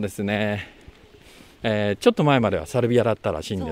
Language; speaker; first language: Japanese; native; Japanese